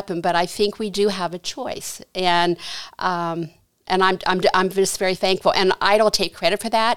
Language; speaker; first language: English; native; English